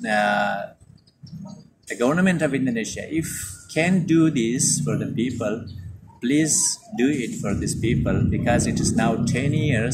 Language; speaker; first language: English; non-native, fluent; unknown